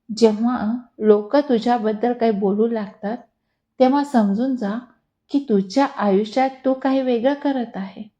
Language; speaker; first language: Marathi; non-native, local second language; Hindi